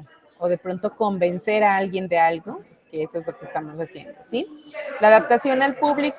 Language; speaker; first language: Spanish; native; Spanish